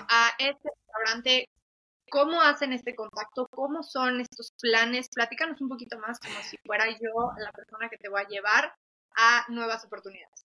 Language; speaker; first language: Spanish; native; Spanish